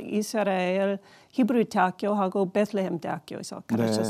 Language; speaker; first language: Korean; non-native, learner; English